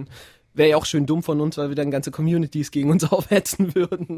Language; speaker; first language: German; native; German